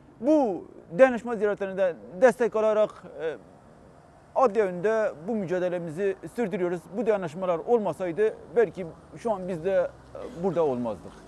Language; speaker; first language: Turkish; non-native, local second language; Kurdish